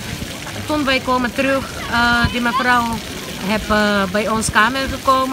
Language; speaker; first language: Dutch; non-native, learner; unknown